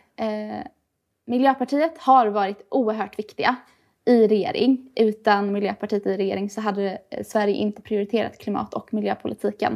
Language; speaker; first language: Swedish; early bilingual, other home language; Persian